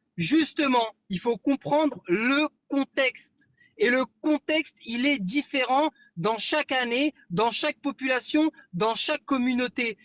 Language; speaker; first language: French; native; French